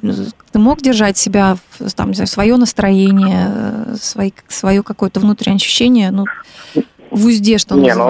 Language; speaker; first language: Russian; native; Russian